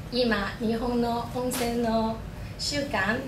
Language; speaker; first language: Japanese; non-native, learner; Chinese